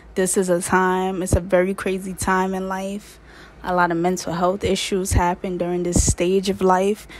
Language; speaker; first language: English; native; English